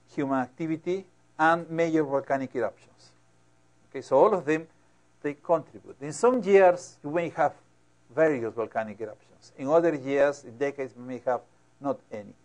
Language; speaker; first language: English; non-native, fluent; Spanish